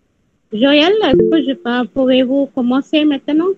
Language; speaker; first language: French; non-native, learner; Tamil